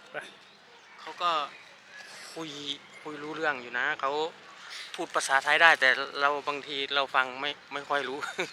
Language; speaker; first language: Thai; native; Thai